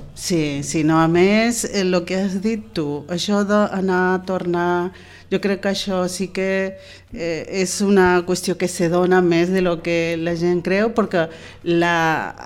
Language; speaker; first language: Catalan; non-native, fluent; Spanish